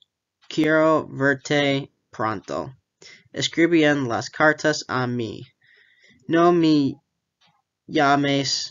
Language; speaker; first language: Spanish; non-native, learner; English